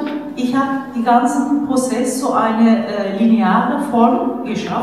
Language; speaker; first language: German; non-native, fluent; Turkish